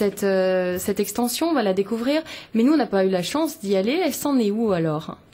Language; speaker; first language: French; native; French